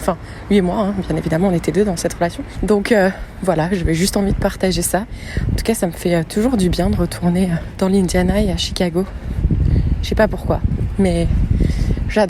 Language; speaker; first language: French; native; French